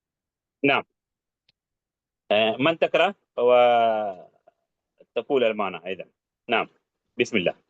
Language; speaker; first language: Arabic; non-native, fluent; Urdu